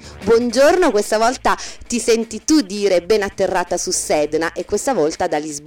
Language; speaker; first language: Italian; native; Italian